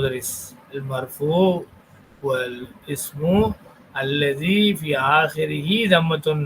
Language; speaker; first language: Arabic; non-native, fluent; Tamil